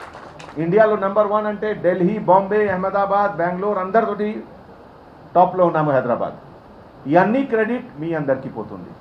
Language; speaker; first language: Telugu; non-native, fluent; Hindi